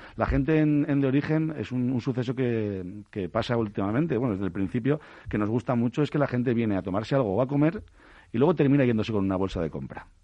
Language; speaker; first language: Spanish; native; Spanish